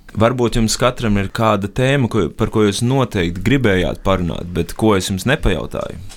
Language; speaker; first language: Latvian; native; Latvian